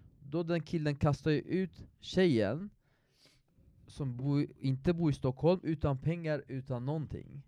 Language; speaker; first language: Swedish; non-native, fluent; Persian